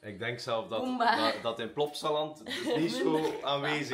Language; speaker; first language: Dutch; native; Dutch